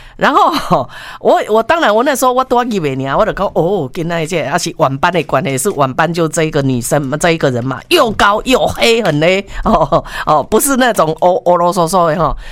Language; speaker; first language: Chinese; native; Chinese